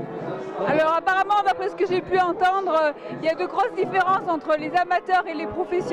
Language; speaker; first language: French; native; French